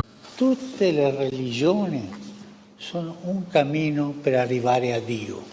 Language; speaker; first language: Italian; non-native, fluent; Spanish